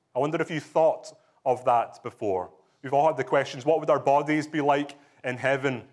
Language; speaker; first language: English; native; English